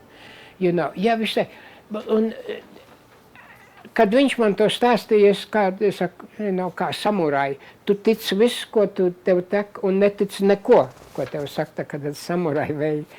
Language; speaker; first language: Latvian; early bilingual, heritage; Latvian